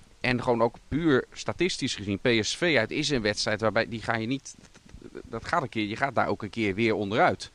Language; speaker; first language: Dutch; native; Dutch